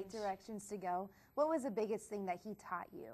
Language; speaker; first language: English; native; English